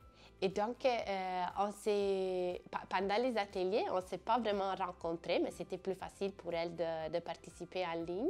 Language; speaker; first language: French; non-native, fluent; Italian